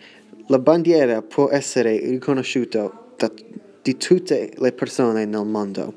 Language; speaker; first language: Italian; non-native, learner; English